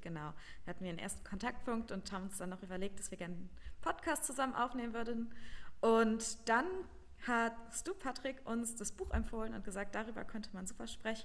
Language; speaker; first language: German; native; German